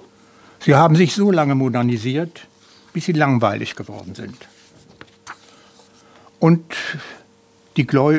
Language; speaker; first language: German; native; German